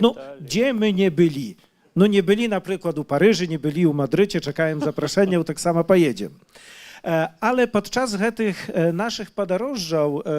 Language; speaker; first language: Polish; non-native, learner; Belarusian